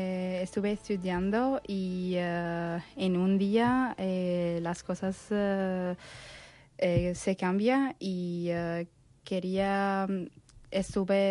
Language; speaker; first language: Spanish; non-native, learner; Arabic